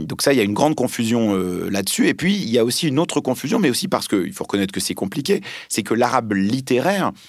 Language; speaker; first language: French; early bilingual, other home language; Arabic